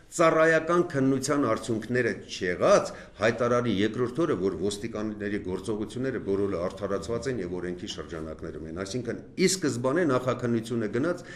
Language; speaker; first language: Armenian; native; Armenian